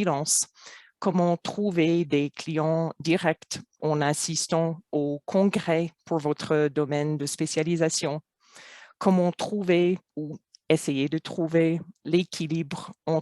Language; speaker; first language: French; non-native, fluent; English